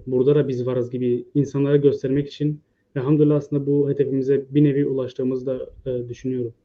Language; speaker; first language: Turkish; native; Turkish